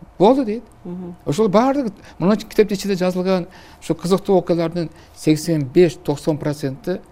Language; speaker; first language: Kyrgyz; non-native, local second language; Uzbek